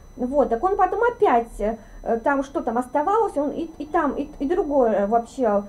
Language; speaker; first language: Russian; native; Russian